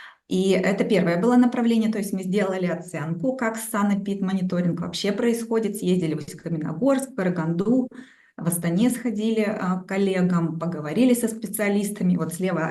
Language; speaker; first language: Russian; native; Russian